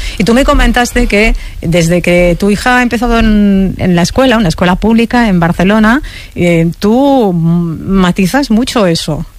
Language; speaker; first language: Spanish; native; Spanish